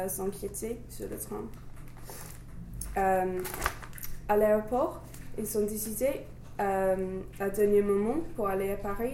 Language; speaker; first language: French; non-native, learner; English